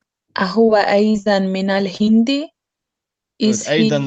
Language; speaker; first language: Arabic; non-native, learner; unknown